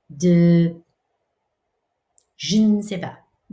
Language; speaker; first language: French; non-native, fluent; English